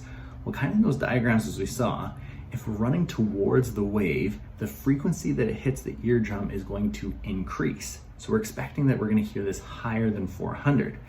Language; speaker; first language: English; native; English